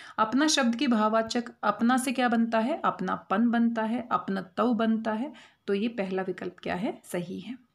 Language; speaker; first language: Hindi; native; Hindi